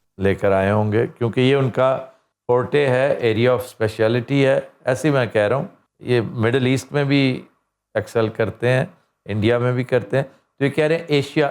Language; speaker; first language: Urdu; non-native, local second language; Punjabi